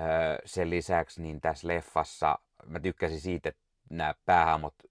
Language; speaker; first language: Finnish; native; Finnish